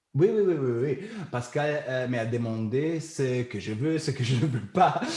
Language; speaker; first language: French; non-native, learner; German